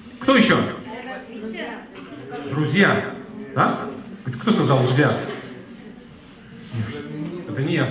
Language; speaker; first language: Russian; non-native, fluent; Lithuanian